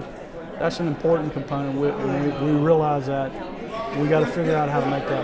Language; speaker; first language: English; native; English